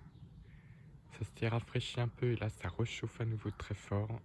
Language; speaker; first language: French; native; French